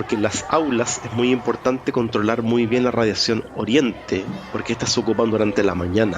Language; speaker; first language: Spanish; native; Spanish